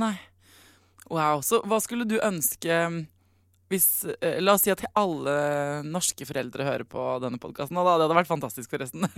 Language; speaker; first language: Norwegian; native; Norwegian